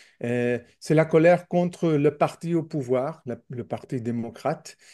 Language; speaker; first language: French; non-native, learner; English